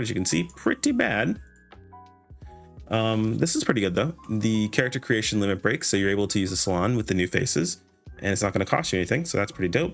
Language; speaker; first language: English; native; English